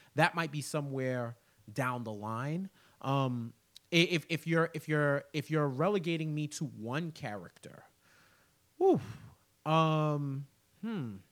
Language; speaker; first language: English; early bilingual, other home language; Haitian Creole